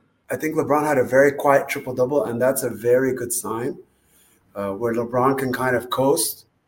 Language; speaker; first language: English; early bilingual, other home language; Arabic